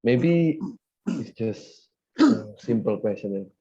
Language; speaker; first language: English; non-native, fluent; Indonesian